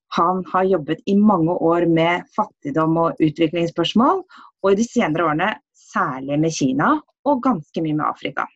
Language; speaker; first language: Norwegian; native; Norwegian